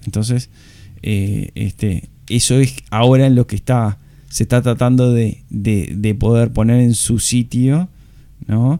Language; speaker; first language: Spanish; native; Spanish